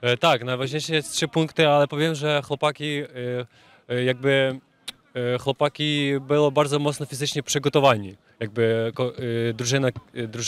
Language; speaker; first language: Polish; non-native, fluent; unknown